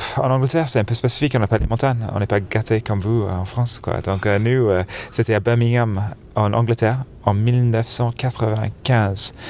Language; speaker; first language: French; non-native, fluent; English